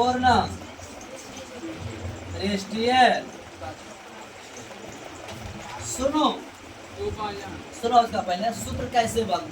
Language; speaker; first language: Hindi; native; Hindi